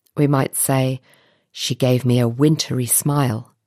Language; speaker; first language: English; native; English